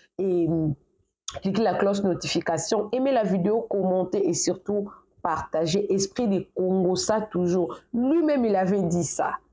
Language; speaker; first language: French; non-native, local second language; Lingala